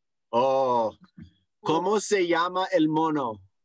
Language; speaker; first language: Spanish; non-native, fluent; English